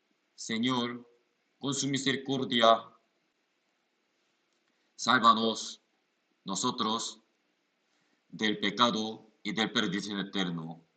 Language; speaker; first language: Spanish; non-native, learner; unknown